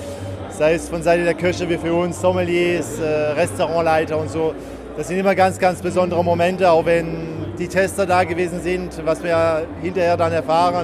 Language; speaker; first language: German; native; German